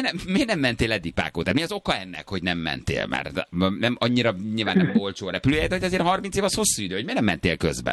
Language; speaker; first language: Hungarian; native; Hungarian